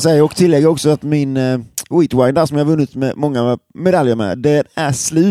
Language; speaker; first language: Swedish; native; Swedish